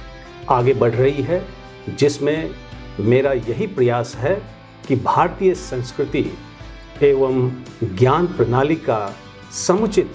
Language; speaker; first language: Hindi; native; Hindi